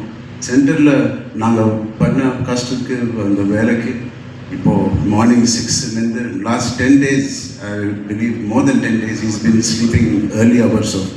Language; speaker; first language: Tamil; non-native, learner; Telugu